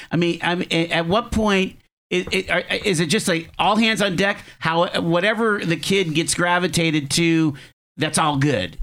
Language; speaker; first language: English; native; English